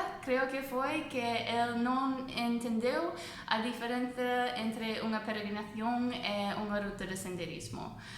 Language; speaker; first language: Portuguese; non-native, fluent; English